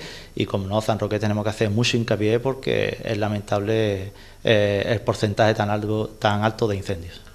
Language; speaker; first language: Spanish; native; Spanish